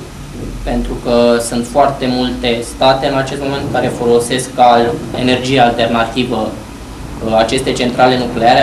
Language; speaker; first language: Romanian; native; Romanian